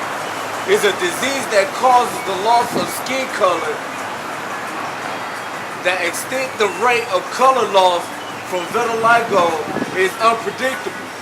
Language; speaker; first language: English; native; English